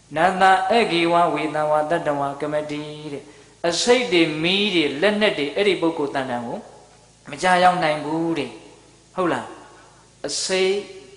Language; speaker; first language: Burmese; native; Burmese